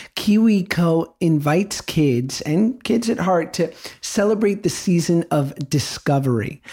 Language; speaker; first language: English; native; English